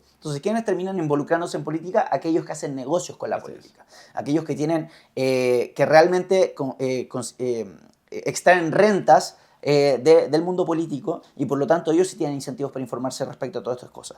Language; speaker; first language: Spanish; native; Spanish